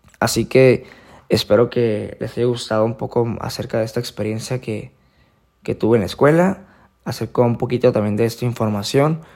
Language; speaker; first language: Spanish; native; Spanish